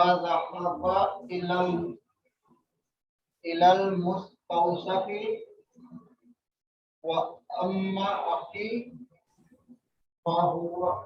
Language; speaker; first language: Arabic; non-native, learner; Urdu